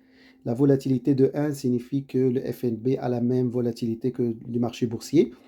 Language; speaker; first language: French; native; French